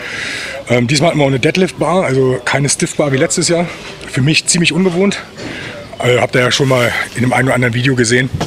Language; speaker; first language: German; native; German